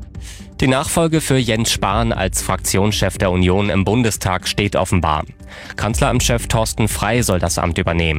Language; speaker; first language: German; native; German